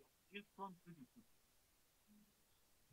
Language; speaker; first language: German; non-native, learner; Russian